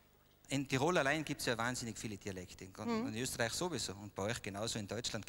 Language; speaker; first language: German; native; German